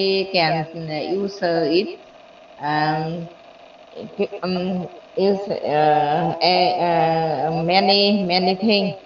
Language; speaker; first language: English; non-native, learner; Vietnamese